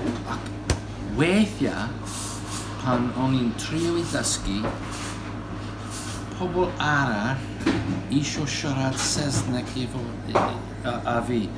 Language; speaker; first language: Welsh; non-native, learner; English